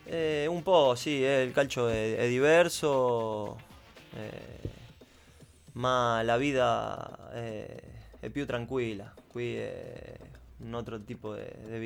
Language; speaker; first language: Italian; non-native, learner; Spanish